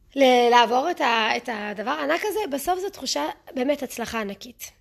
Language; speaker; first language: Hebrew; early bilingual, other home language; English